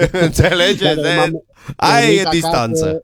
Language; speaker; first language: Romanian; native; Romanian